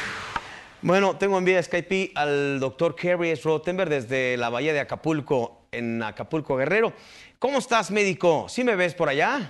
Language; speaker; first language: Spanish; native; Spanish